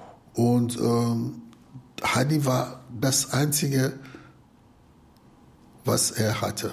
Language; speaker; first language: German; non-native, fluent; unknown